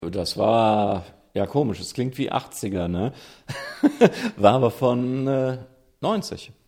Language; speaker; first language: German; native; German